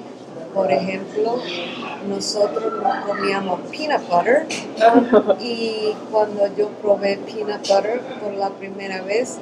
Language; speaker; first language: Spanish; early bilingual, other home language; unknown